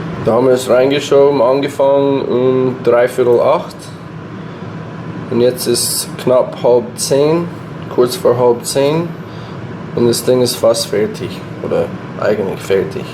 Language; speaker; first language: German; non-native, learner; English